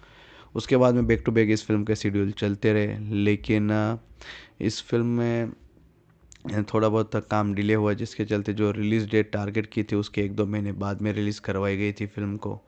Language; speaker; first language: Hindi; native; Hindi